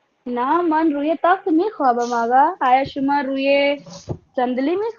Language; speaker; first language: Persian; non-native, learner; Urdu